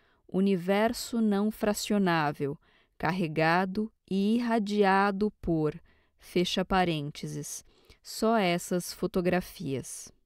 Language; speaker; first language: Portuguese; native; Portuguese